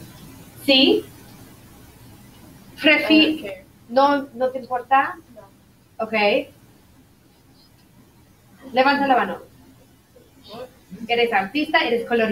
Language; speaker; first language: Spanish; non-native, fluent; English